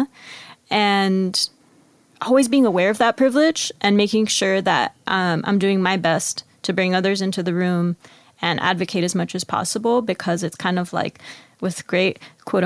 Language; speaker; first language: English; early bilingual, other home language; Spanish